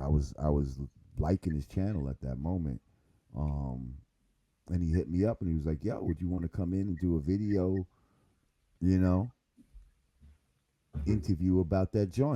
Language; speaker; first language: English; native; English